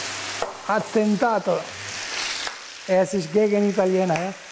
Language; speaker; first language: German; non-native, learner; Italian